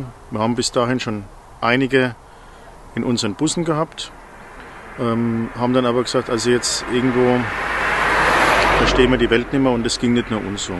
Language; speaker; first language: German; native; German